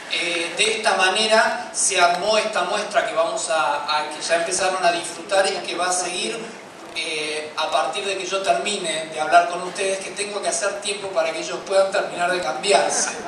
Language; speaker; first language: Spanish; native; Spanish